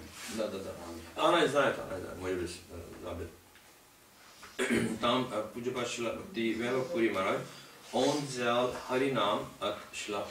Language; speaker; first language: Russian; non-native, learner; Hindi